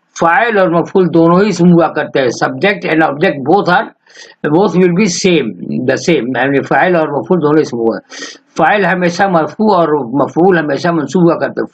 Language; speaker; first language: Urdu; native; Urdu